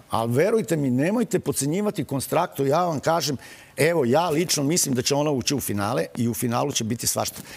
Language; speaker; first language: Serbian; native; Serbian